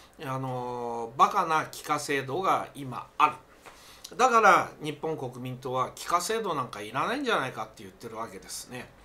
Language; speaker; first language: Japanese; native; Japanese